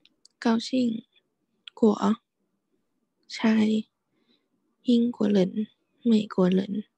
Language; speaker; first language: Chinese; non-native, learner; Thai